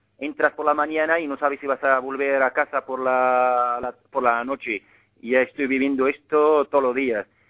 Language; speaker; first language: Spanish; non-native, fluent; Arabic